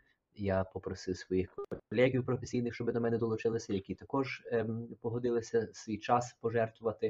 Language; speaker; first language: Ukrainian; early bilingual, heritage; Ukrainian